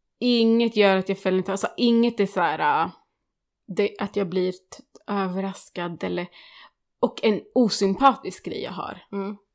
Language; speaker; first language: Swedish; early bilingual, other home language; Kurdish